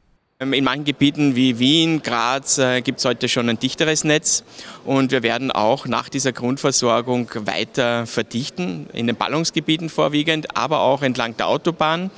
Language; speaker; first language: German; native; German